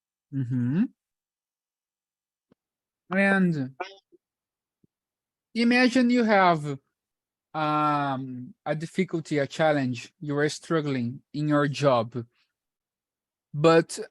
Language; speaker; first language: English; non-native, fluent; Portuguese